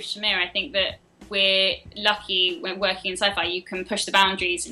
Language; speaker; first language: English; native; English